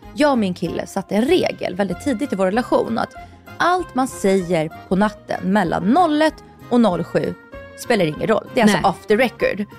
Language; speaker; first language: Swedish; non-native, fluent; Russian